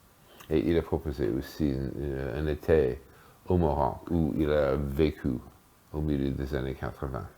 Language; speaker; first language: French; non-native, fluent; English